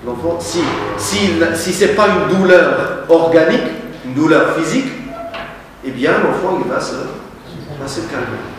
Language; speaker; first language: French; non-native, local second language; Arabic